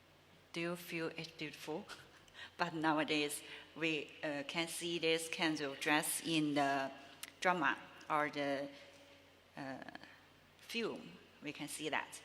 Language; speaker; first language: English; non-native, learner; Chinese